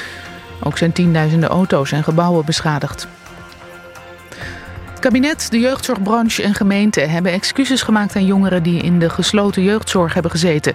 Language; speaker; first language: Dutch; native; Dutch